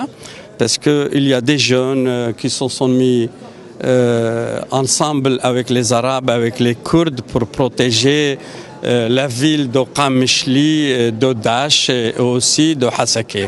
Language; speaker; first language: French; non-native, fluent; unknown